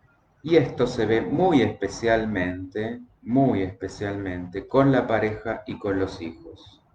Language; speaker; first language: Spanish; native; Spanish